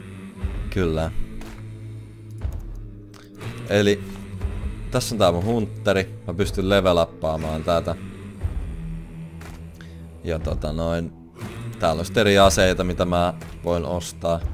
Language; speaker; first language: Finnish; native; Finnish